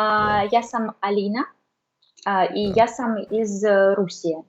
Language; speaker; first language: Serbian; non-native, learner; Russian